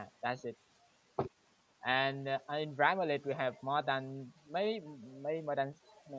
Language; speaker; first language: English; non-native, learner; Vietnamese